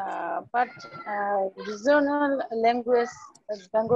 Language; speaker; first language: English; non-native, learner; Bangla